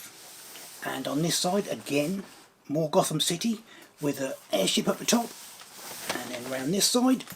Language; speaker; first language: English; native; English